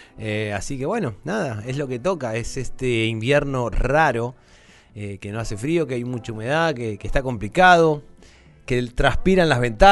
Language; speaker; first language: Spanish; native; Spanish